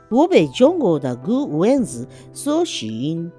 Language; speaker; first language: Chinese; non-native, fluent; Japanese